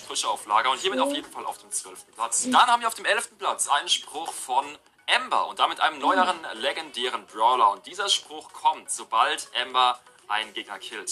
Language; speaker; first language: German; native; German